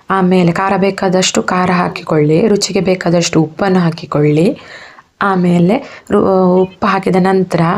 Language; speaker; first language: Kannada; non-native, local second language; Tulu